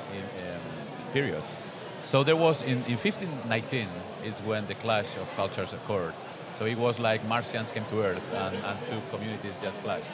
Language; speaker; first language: English; non-native, fluent; Spanish